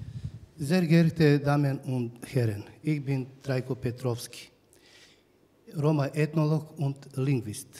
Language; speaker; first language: German; non-native, learner; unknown